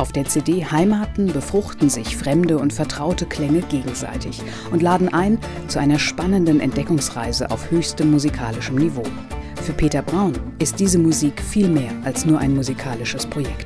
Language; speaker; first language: German; native; German